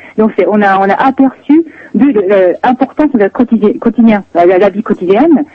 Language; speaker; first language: French; non-native, fluent; Japanese